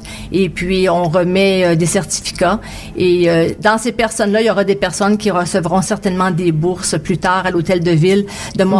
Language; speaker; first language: French; native; French